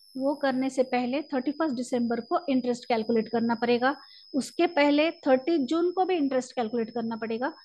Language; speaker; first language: Hindi; non-native, local second language; Marathi